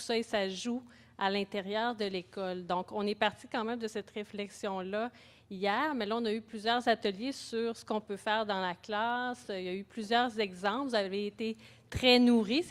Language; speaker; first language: French; native; French